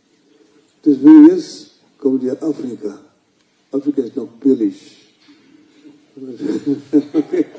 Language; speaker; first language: German; non-native, learner; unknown